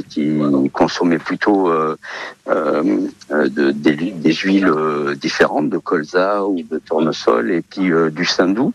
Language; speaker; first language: French; early bilingual, other home language; Portuguese